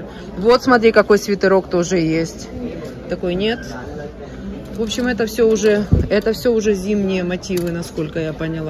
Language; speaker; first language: Russian; native; Russian